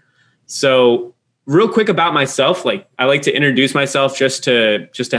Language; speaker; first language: English; native; English